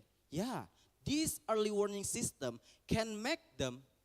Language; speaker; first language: English; non-native, learner; Indonesian